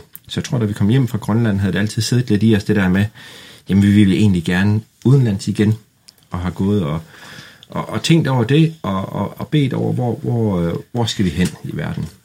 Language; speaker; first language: Danish; native; Danish